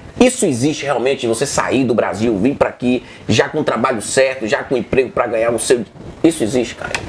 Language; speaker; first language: Portuguese; native; Portuguese